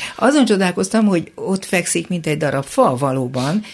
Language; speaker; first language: Hungarian; native; Hungarian